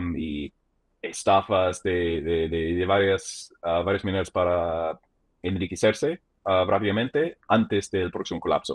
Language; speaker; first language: Spanish; non-native, fluent; English